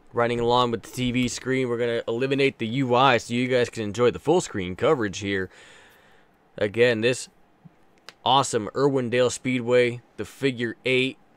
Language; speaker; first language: English; native; English